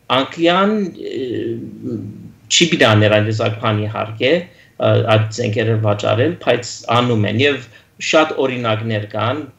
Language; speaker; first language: Armenian; early bilingual, heritage; Armenian